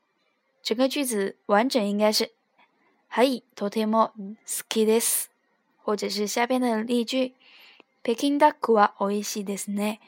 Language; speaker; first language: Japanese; non-native, fluent; Chinese